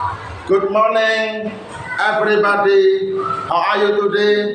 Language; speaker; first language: English; non-native, learner; Indonesian